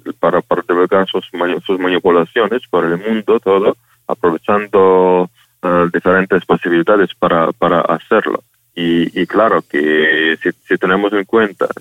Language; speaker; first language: Spanish; non-native, fluent; Ukrainian